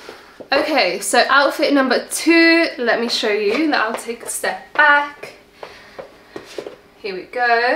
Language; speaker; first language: English; native; English